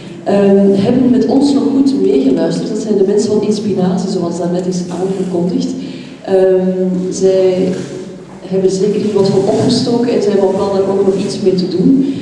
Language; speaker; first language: Dutch; native; Dutch